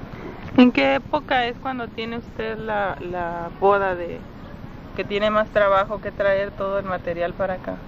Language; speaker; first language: Spanish; native; Spanish